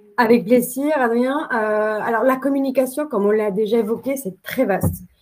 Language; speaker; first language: French; non-native, fluent; Spanish